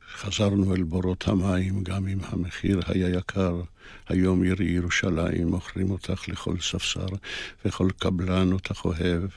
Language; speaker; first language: Hebrew; early bilingual, other home language; Polish